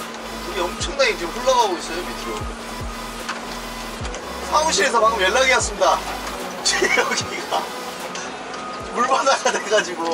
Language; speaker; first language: Korean; native; Korean